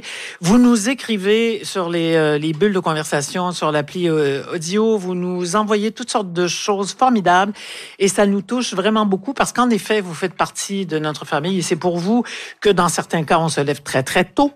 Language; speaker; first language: French; native; French